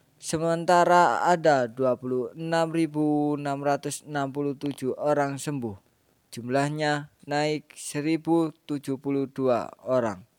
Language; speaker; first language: Indonesian; native; Indonesian